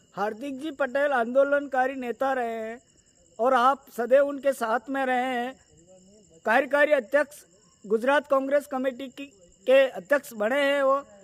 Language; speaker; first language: Hindi; native; Hindi